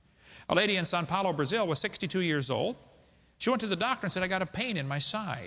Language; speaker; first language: English; native; English